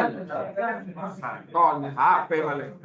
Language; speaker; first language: English; non-native, learner; Indonesian